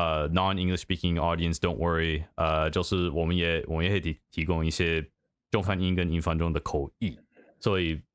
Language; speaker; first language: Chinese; non-native, fluent; English